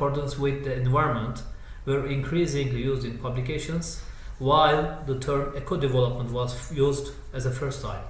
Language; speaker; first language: English; non-native, fluent; Turkish